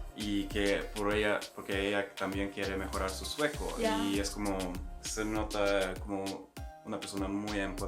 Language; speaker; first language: Spanish; non-native, fluent; Swedish